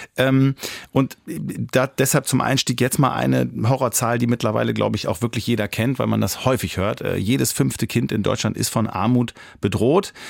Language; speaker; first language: German; native; German